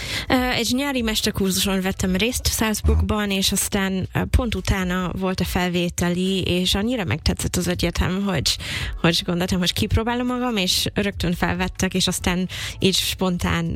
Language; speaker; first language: Hungarian; non-native, fluent; English